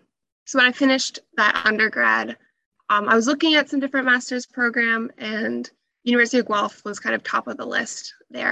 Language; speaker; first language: English; native; English